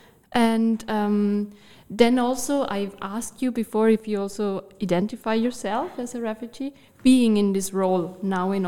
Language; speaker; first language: English; non-native, fluent; German